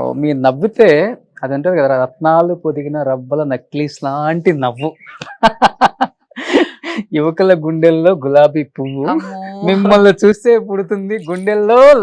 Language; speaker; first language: Telugu; native; Telugu